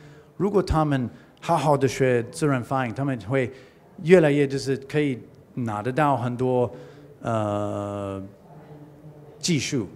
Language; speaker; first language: Chinese; non-native, learner; English